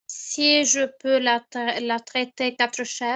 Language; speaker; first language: French; non-native, learner; Arabic